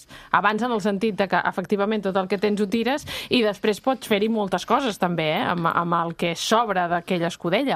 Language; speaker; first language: Catalan; native; Catalan